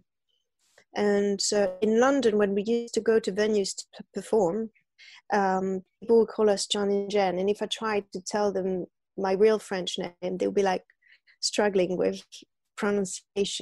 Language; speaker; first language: English; non-native, fluent; French